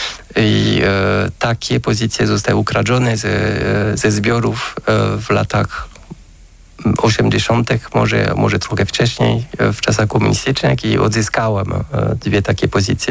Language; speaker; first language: Polish; non-native, fluent; French